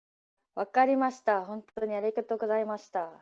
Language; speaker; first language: Japanese; non-native, learner; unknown